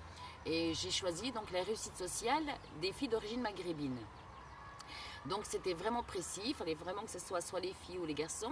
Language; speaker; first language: French; early bilingual, other home language; Kabyle